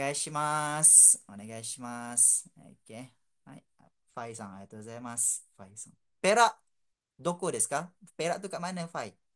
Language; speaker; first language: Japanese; non-native, fluent; Malay